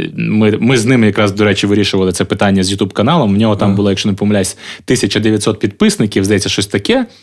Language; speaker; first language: Ukrainian; native; Ukrainian